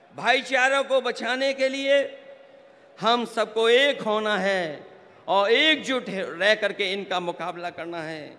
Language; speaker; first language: Hindi; native; Hindi